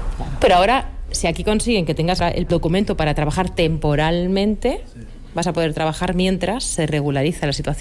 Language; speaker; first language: Spanish; native; Spanish